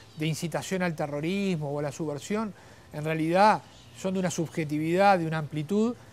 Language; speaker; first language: Spanish; native; Spanish